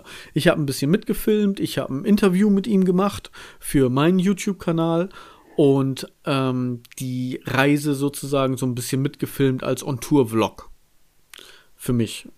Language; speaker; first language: German; native; German